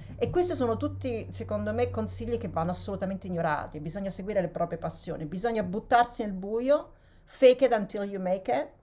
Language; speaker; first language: Italian; native; Italian